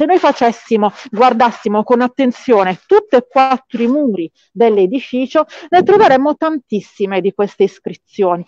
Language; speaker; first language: Italian; native; Italian